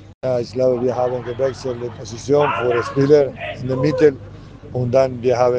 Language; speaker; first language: German; non-native, learner; Spanish